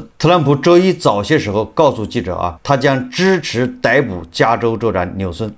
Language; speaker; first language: Chinese; native; Chinese